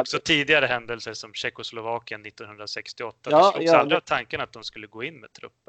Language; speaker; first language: Swedish; early bilingual, other home language; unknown